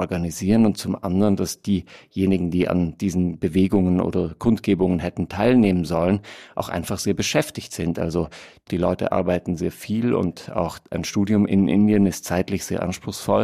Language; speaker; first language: German; native; German